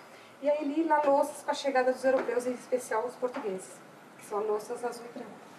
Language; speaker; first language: Portuguese; native; Portuguese